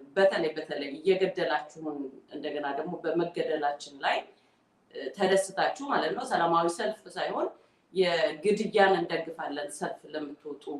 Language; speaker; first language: Amharic; non-native, local second language; Tigrinya